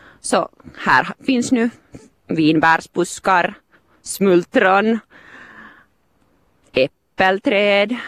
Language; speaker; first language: Swedish; non-native, local second language; Finnish